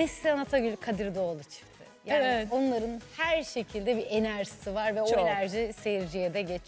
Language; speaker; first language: Turkish; native; Turkish